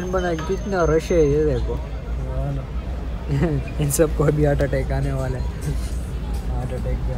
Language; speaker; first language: Urdu; native; Urdu